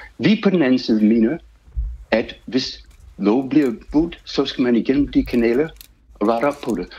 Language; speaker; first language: Danish; non-native, fluent; English